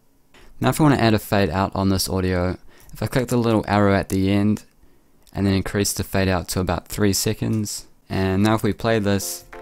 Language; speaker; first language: English; native; English